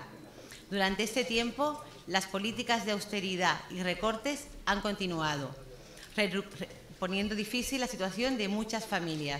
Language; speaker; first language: Spanish; native; Spanish